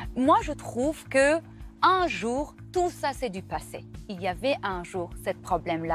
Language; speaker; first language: French; non-native, fluent; Persian